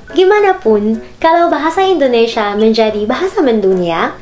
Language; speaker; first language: Indonesian; non-native, fluent; Filipino